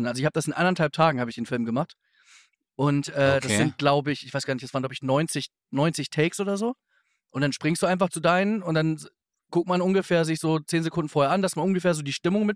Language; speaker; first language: German; native; German